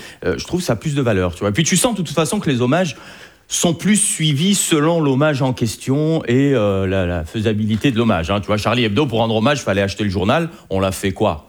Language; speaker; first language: French; native; French